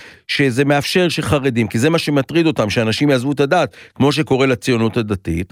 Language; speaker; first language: Hebrew; native; Hebrew